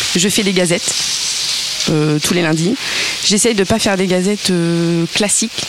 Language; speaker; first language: French; native; French